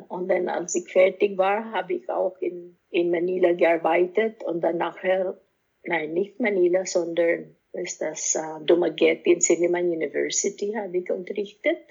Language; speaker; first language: German; non-native, fluent; Cebuano